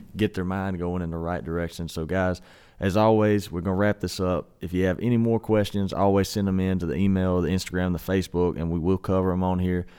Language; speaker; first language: English; native; English